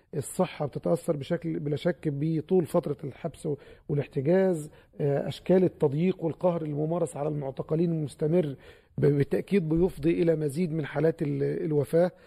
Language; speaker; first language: Arabic; native; Arabic